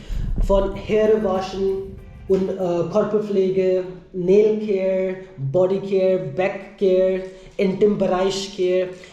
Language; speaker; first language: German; non-native, learner; Hindi